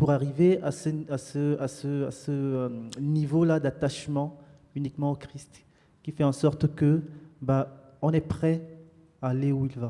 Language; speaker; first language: French; native; French